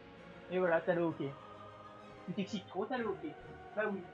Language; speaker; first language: French; native; French